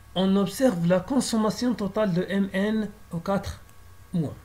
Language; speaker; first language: French; non-native, local second language; Arabic